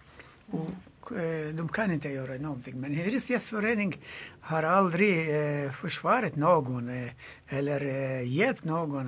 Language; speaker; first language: Swedish; non-native, fluent; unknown